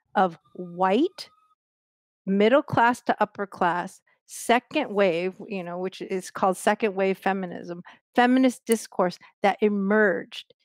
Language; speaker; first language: English; native; English